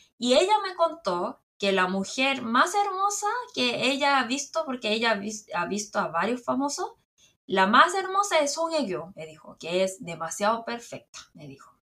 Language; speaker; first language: Spanish; non-native, fluent; Korean